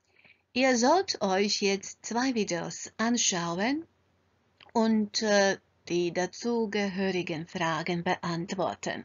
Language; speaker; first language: German; non-native, fluent; Croatian